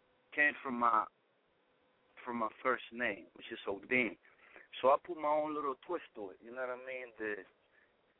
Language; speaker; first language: English; non-native, fluent; Spanish